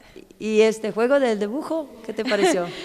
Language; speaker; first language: Spanish; non-native, learner; Italian